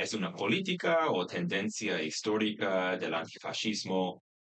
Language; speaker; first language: Spanish; non-native, fluent; English